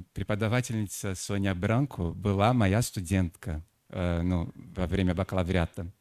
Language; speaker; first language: Russian; non-native, fluent; Portuguese